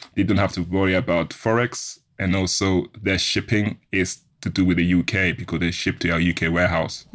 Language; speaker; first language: English; non-native, fluent; German